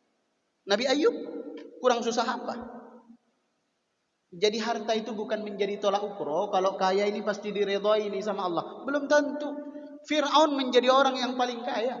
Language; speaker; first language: Indonesian; native; Indonesian